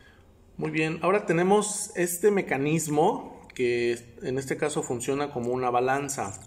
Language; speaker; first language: Spanish; native; Spanish